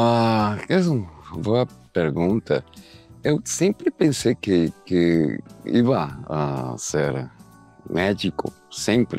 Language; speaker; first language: Portuguese; non-native, learner; Spanish